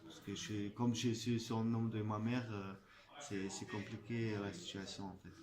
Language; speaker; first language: French; non-native, fluent; Chechen